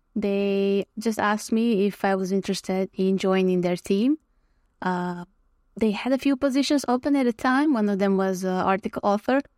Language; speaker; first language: English; non-native, fluent; Croatian